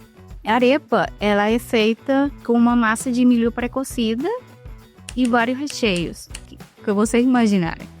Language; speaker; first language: Portuguese; non-native, fluent; Spanish